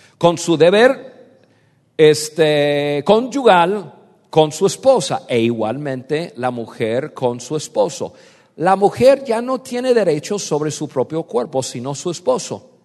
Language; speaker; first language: Spanish; non-native, fluent; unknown